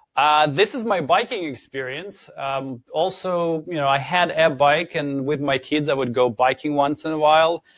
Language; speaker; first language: English; non-native, fluent; Ukrainian